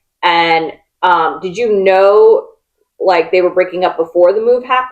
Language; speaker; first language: English; native; English